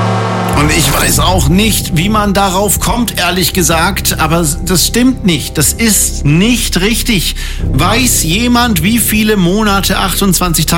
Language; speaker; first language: German; native; German